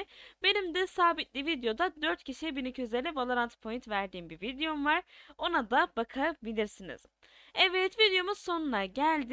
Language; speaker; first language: Turkish; native; Turkish